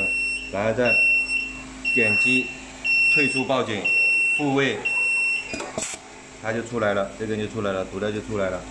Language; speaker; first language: Chinese; native; Chinese